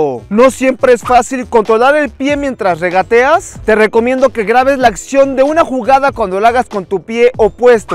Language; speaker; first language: Spanish; native; Spanish